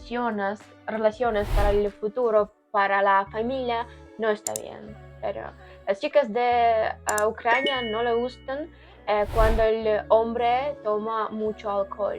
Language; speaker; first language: Spanish; non-native, learner; Ukrainian